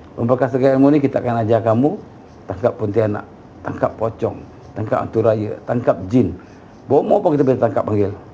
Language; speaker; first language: Malay; native; Malay